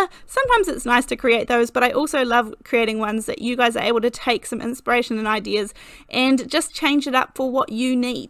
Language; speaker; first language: English; native; English